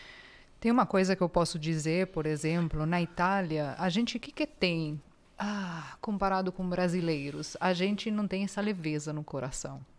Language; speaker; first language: Portuguese; non-native, fluent; Italian